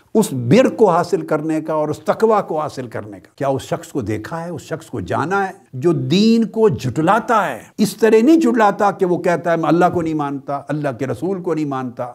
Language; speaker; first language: Urdu; non-native, local second language; Punjabi